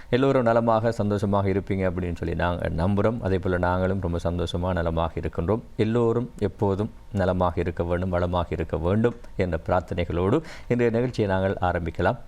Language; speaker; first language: Tamil; native; Tamil